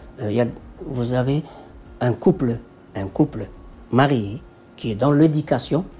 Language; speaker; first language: French; non-native, local second language; Somali